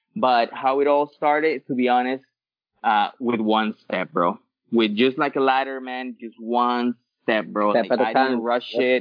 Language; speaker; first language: English; early bilingual, other home language; Spanish